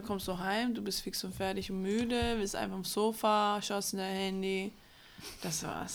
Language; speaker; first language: German; non-native, fluent; English